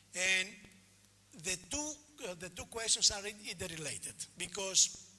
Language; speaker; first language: English; non-native, fluent; Greek